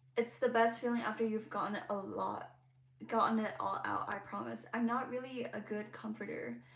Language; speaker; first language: English; non-native, local second language; Cantonese